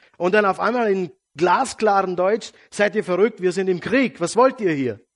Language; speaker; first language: German; non-native, fluent; Serbian